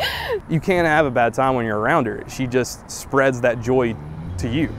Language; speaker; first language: English; native; English